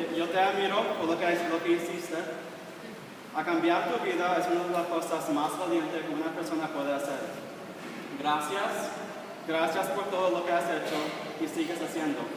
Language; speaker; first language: Spanish; early bilingual, other home language; English